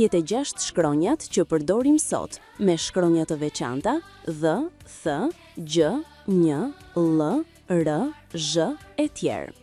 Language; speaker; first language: Albanian; native; Albanian